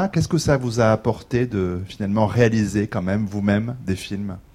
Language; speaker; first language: French; native; French